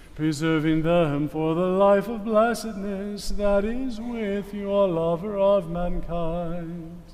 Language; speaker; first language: English; native; English